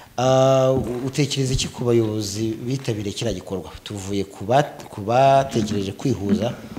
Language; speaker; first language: Kinyarwanda; native; Kinyarwanda